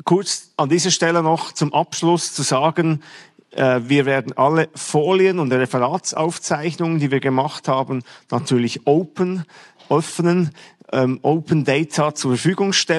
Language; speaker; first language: German; native; German